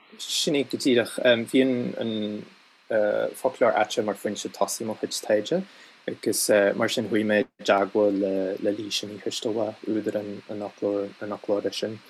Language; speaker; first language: Irish; non-native, fluent; English